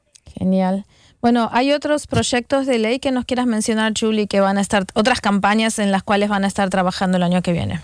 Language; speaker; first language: Spanish; native; Spanish